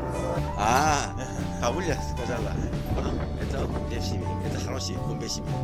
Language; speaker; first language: Russian; non-native, learner; Korean